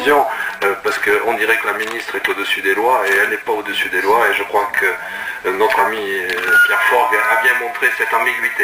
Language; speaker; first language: French; native; French